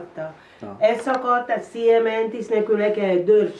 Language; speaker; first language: Hungarian; non-native, learner; Spanish